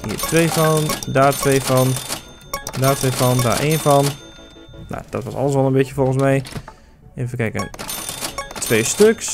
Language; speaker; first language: Dutch; native; Dutch